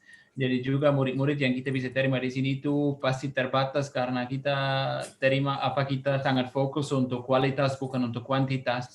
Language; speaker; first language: Indonesian; non-native, fluent; Swiss German